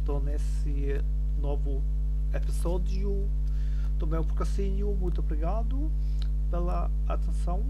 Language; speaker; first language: Portuguese; non-native, learner; German